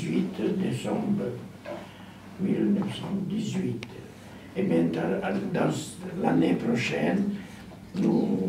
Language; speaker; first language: French; non-native, learner; Romanian